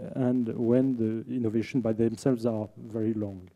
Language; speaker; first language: English; non-native, fluent; French